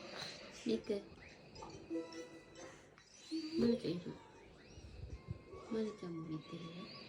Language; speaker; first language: Japanese; non-native, learner; Filipino